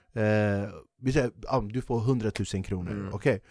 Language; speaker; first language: Swedish; native; Swedish